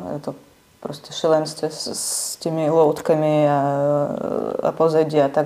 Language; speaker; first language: Czech; non-native, learner; Russian